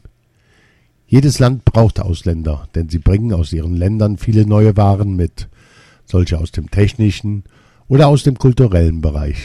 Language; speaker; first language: German; early bilingual, other home language; Arabic